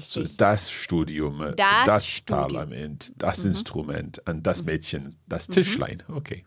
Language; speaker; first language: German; non-native, learner; English